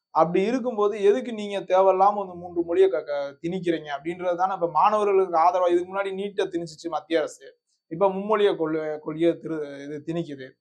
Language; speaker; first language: Tamil; native; Tamil